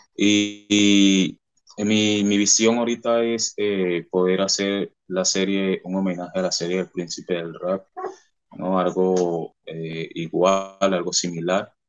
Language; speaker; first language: Spanish; native; Spanish